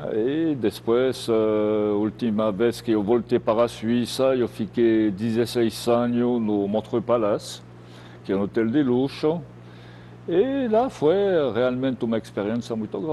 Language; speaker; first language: Portuguese; non-native, fluent; French